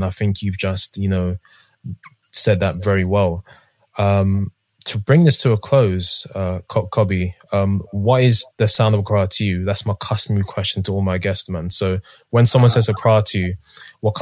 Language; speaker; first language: English; native; English